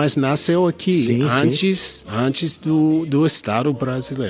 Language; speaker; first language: Portuguese; non-native, learner; English